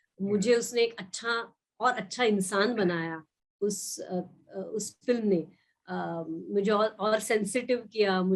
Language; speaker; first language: Hindi; non-native, local second language; Marathi